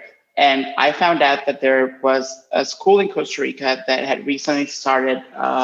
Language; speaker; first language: English; non-native, fluent; Spanish